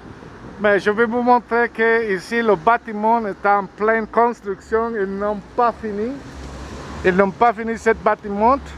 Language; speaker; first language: French; non-native, fluent; Spanish